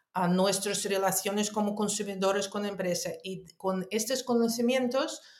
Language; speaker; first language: Spanish; non-native, fluent; Russian